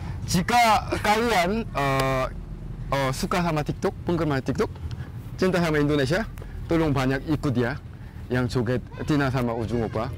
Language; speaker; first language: Indonesian; non-native, fluent; Korean